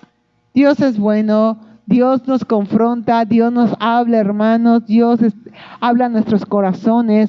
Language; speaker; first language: Spanish; native; Spanish